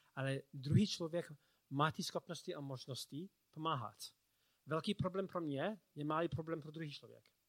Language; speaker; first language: Czech; non-native, learner; English